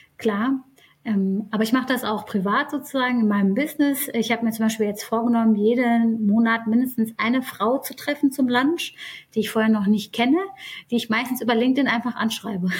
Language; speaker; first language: German; early bilingual, other home language; Turkish